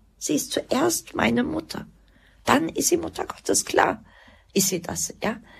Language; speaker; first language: German; early bilingual, other home language; Croatian